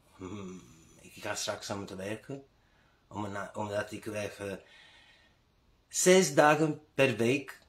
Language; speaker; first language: Dutch; non-native, learner; Italian